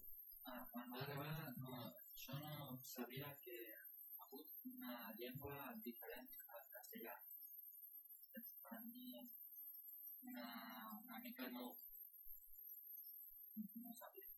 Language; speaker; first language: Catalan; non-native, learner; Spanish